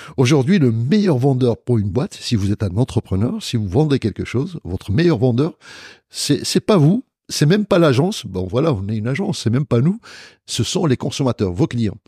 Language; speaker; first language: French; non-native, local second language; Arabic